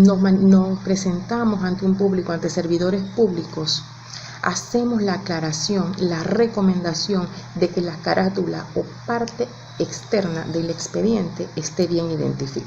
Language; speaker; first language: Spanish; native; Spanish